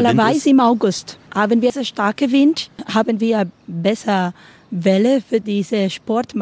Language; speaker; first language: German; non-native, learner; Spanish